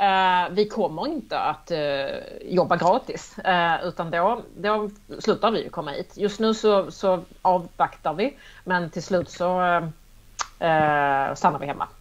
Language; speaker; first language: Swedish; native; Swedish